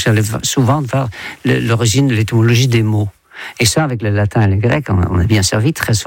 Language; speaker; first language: French; non-native, fluent; Dutch